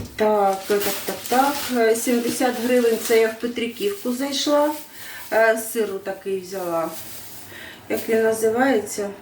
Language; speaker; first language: Ukrainian; non-native, local second language; Russian